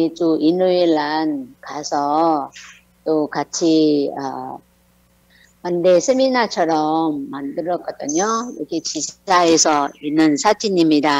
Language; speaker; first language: Korean; non-native, learner; Thai